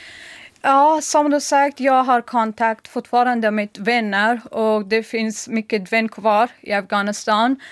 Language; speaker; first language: Swedish; non-native, learner; Persian